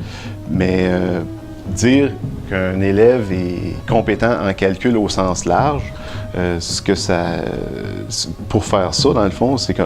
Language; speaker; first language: French; native; French